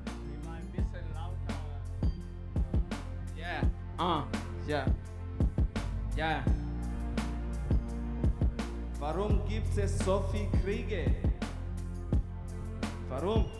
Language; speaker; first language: German; non-native, fluent; Kinyarwanda